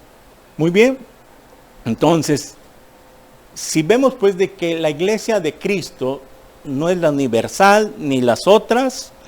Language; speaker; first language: Spanish; native; Spanish